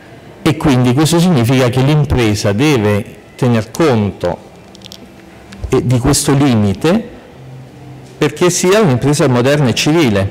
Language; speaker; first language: Italian; native; Italian